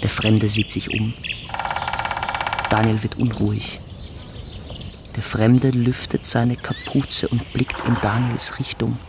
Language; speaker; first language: German; native; German